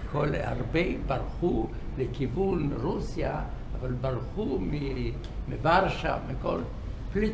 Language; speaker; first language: Hebrew; non-native, fluent; Yiddish